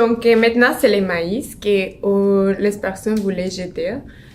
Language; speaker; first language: French; non-native, learner; Spanish